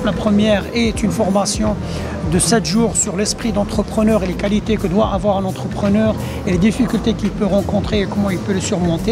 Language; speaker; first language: French; non-native, local second language; Arabic